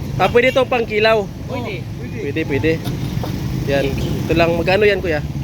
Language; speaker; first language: Filipino; non-native, local second language; Cebuano